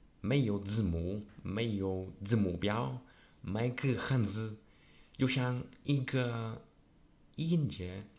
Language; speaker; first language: Chinese; non-native, learner; Polish